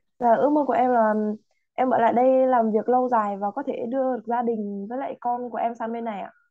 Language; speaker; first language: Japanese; non-native, learner; Vietnamese